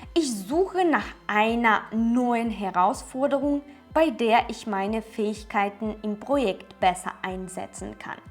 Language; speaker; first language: German; non-native, fluent; Ukrainian